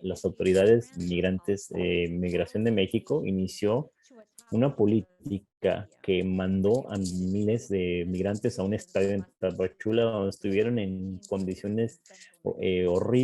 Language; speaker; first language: Spanish; non-native, fluent; English